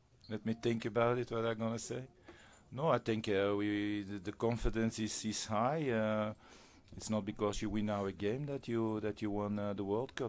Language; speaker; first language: English; non-native, fluent; Dutch